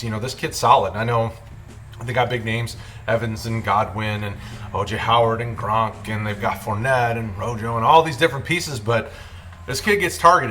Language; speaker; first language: English; native; English